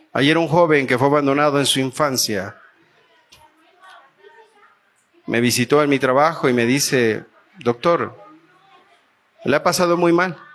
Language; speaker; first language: Spanish; native; Spanish